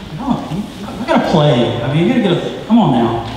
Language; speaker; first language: English; native; English